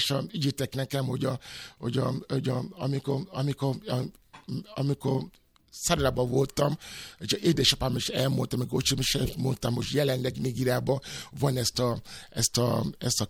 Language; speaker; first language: Hungarian; non-native, fluent; Yoruba